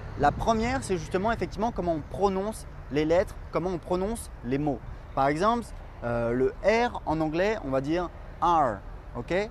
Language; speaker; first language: French; native; French